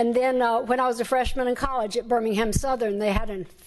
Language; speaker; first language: English; native; English